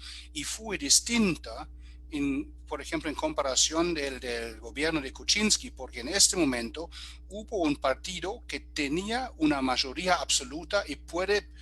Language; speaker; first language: Spanish; non-native, fluent; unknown